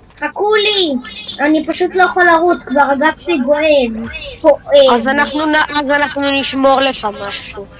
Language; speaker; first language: Hebrew; native; Hebrew